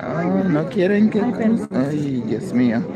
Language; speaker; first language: Spanish; non-native, learner; English